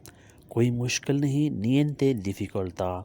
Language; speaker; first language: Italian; non-native, learner; Urdu